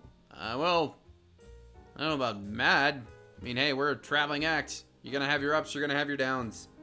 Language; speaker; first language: English; native; English